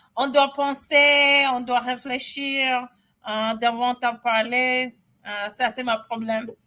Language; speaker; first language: French; non-native, learner; English